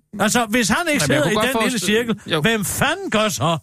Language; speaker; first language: Danish; native; Danish